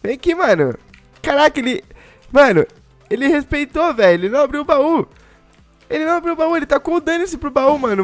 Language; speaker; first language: Portuguese; native; Portuguese